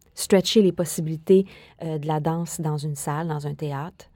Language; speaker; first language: French; native; French